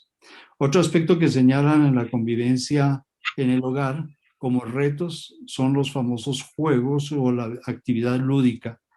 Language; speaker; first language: Spanish; native; Spanish